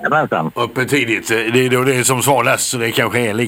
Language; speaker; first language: Swedish; native; Swedish